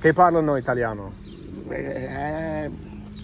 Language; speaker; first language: Italian; non-native, fluent; English